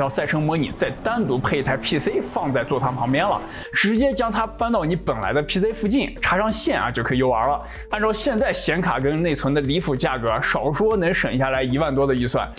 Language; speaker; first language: Chinese; native; Chinese